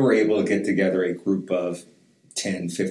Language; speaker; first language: English; native; English